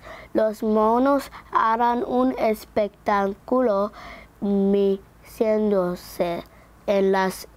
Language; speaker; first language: Spanish; non-native, learner; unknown